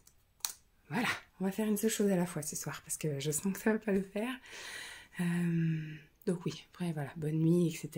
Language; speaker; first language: French; native; French